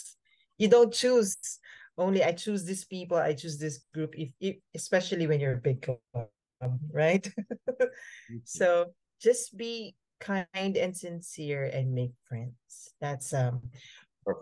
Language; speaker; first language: English; non-native, local second language; Filipino